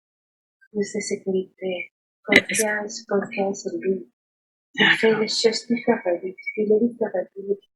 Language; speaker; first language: French; non-native, learner; Spanish